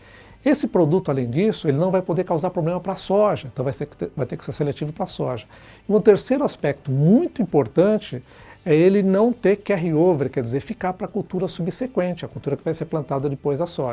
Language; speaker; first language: Portuguese; native; Portuguese